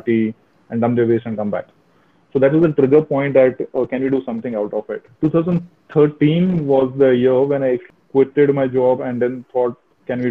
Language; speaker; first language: English; non-native, local second language; Kashmiri